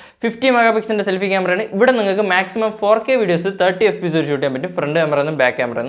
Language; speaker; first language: Malayalam; native; Malayalam